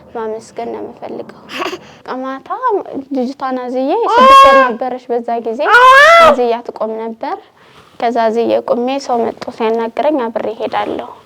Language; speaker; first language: Amharic; native; Amharic